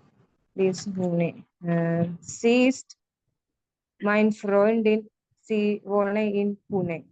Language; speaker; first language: German; non-native, learner; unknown